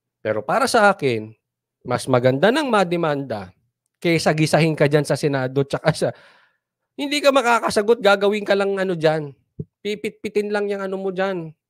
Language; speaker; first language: Filipino; native; Filipino